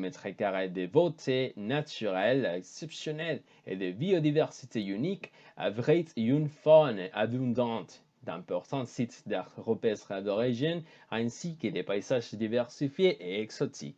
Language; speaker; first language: French; non-native, fluent; Spanish